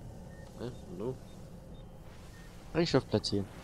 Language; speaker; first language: German; native; German